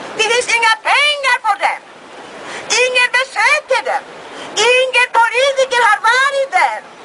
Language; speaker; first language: Swedish; non-native, fluent; Polish